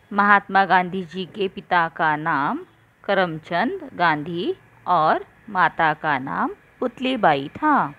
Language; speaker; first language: Hindi; non-native, local second language; Marathi